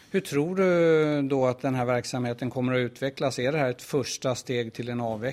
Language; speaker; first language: Swedish; native; Swedish